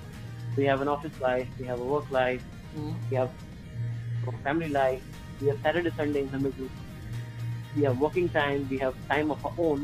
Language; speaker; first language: English; non-native, local second language; Hindi